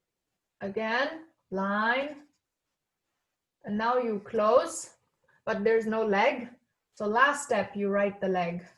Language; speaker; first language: English; non-native, fluent; Tibetan